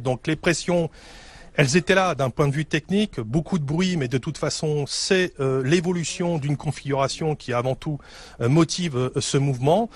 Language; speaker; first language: French; native; French